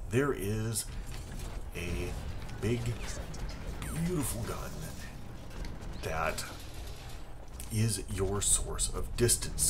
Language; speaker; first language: English; native; English